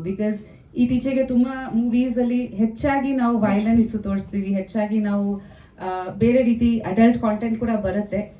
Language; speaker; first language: Kannada; non-native, fluent; Bangla